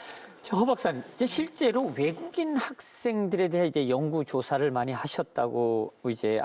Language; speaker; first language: Korean; native; Korean